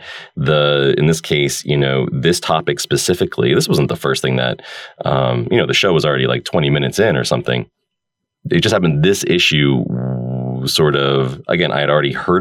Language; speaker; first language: English; native; English